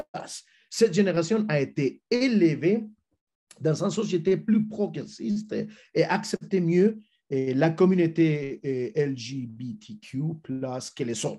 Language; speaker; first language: French; non-native, fluent; Spanish